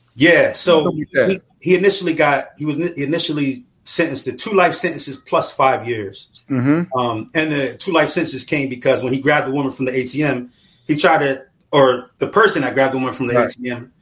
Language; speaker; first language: English; native; English